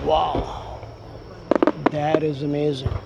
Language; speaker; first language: English; non-native, local second language; Urdu